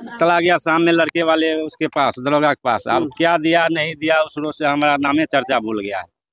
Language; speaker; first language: Hindi; native; Hindi